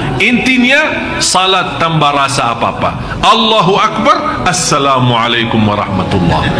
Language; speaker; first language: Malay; non-native, fluent; Arabic